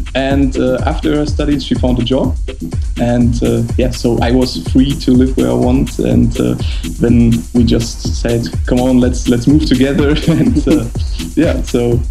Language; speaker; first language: English; non-native, fluent; German